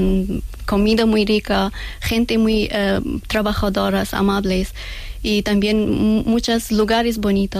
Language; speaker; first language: Spanish; non-native, learner; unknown